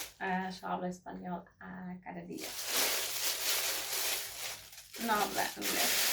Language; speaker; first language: Spanish; non-native, learner; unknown